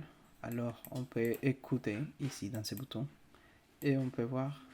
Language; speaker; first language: French; non-native, fluent; Spanish